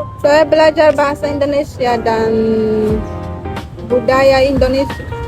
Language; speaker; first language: Indonesian; non-native, learner; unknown